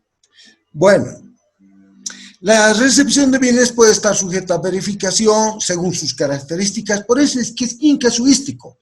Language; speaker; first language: Spanish; native; Spanish